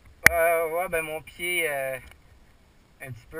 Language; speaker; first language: French; early bilingual, heritage; French